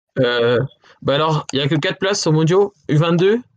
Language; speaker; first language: French; native; French